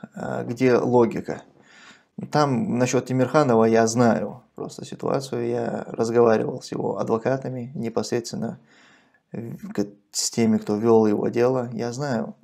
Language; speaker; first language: Russian; non-native, local second language; Chechen